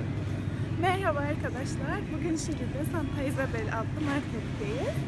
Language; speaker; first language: Turkish; native; Turkish